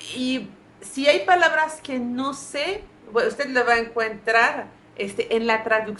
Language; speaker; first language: Spanish; non-native, fluent; French